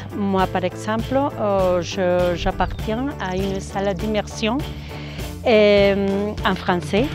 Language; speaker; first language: French; non-native, fluent; Spanish